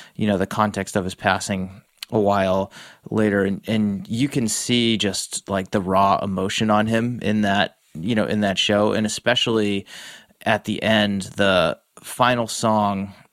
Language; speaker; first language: English; native; English